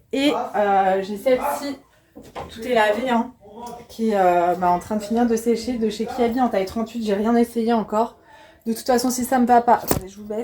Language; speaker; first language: French; native; French